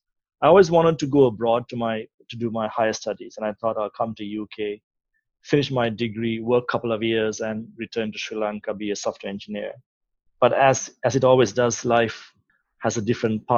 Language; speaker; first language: English; non-native, local second language; Sinhala